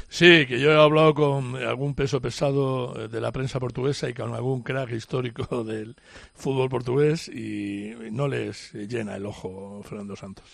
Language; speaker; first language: Spanish; native; Spanish